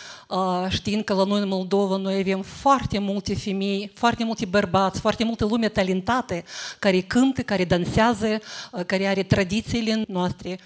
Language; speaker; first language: Romanian; native; Romanian